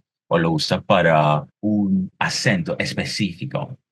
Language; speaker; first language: Spanish; non-native, fluent; English